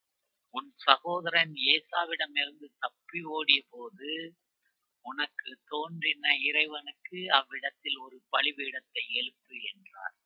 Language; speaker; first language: Tamil; native; Tamil